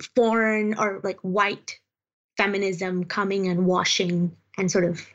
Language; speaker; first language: English; non-native, local second language; Uzbek